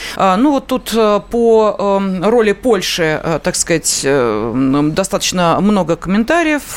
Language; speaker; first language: Russian; native; Russian